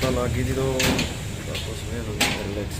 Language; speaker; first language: Filipino; non-native, learner; Punjabi